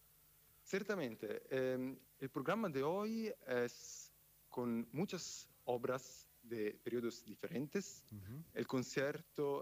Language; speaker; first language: Spanish; non-native, fluent; Italian